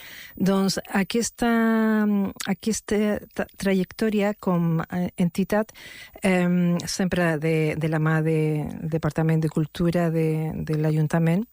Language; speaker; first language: Catalan; non-native, local second language; Spanish